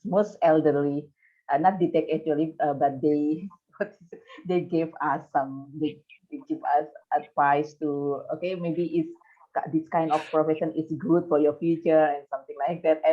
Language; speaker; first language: English; non-native, fluent; Indonesian